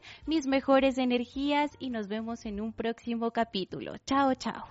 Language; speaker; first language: Spanish; native; Spanish